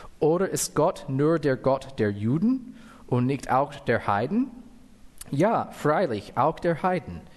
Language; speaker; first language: German; non-native, fluent; English